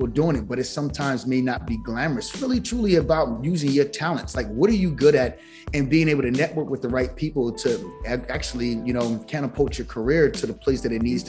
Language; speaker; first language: English; native; English